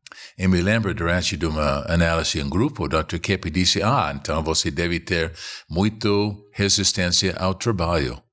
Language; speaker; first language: Portuguese; non-native, fluent; English